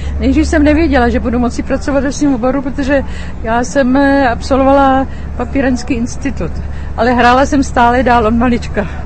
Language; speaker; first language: Czech; native; Czech